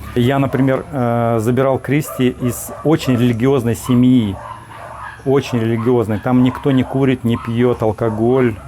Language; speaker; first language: Russian; native; Russian